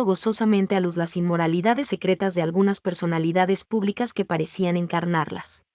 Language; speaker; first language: Spanish; native; Spanish